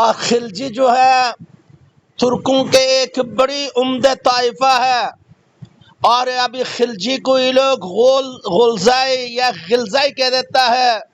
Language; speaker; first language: Urdu; non-native, local second language; Pashto